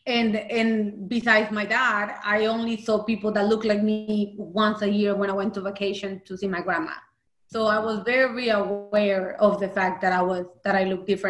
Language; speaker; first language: English; early bilingual, other home language; Spanish